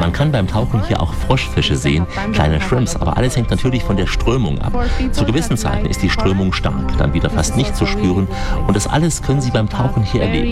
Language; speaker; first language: German; native; German